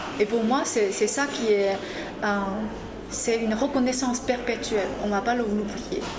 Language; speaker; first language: French; non-native, fluent; Chinese